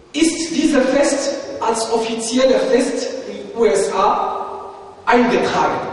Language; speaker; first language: German; non-native, fluent; Arabic